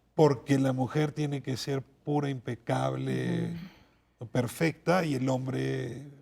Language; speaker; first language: Spanish; native; Spanish